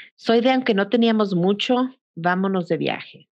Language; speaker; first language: Spanish; early bilingual, heritage; Spanish